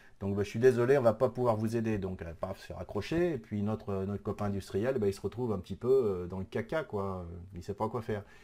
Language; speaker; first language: French; native; French